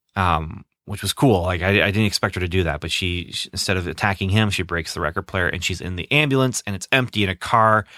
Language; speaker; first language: English; native; English